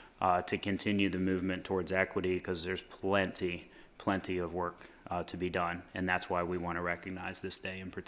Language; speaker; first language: English; native; English